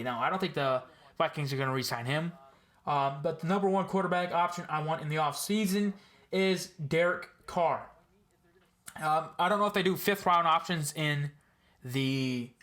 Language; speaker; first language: English; native; English